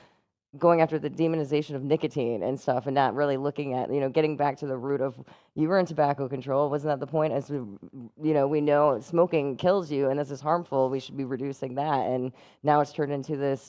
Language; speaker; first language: English; native; English